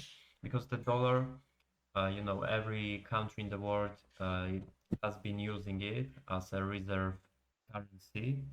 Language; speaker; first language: English; non-native, fluent; Polish